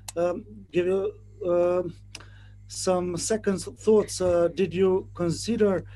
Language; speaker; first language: English; non-native, fluent; Slovenian